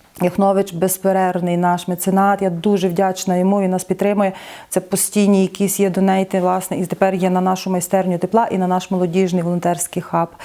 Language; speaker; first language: Ukrainian; native; Ukrainian